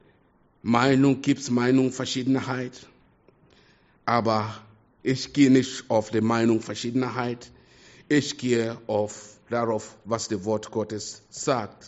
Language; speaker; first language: German; non-native, fluent; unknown